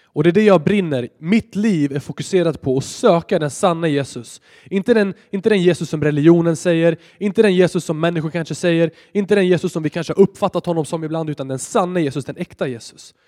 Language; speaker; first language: Swedish; native; Swedish